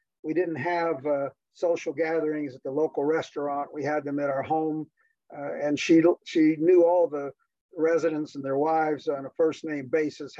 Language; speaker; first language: English; native; English